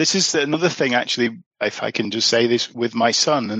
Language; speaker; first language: English; native; English